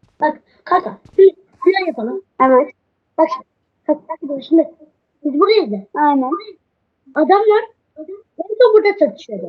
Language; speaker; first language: Turkish; native; Turkish